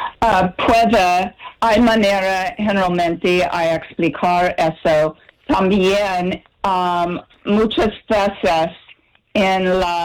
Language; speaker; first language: Spanish; non-native, learner; English